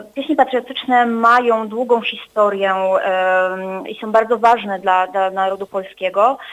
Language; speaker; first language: Polish; native; Polish